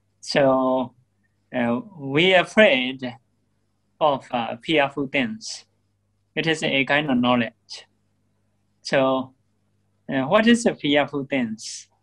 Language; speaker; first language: English; non-native, learner; Burmese